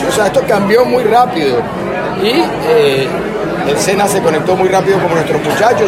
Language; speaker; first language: Spanish; native; Spanish